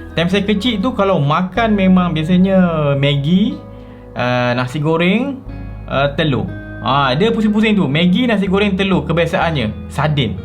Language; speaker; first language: Malay; native; Malay